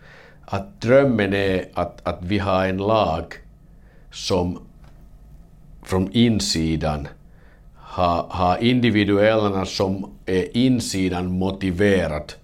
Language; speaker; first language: Swedish; non-native, learner; Finnish